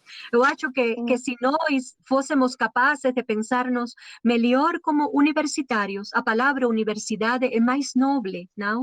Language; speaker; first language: Portuguese; non-native, learner; Spanish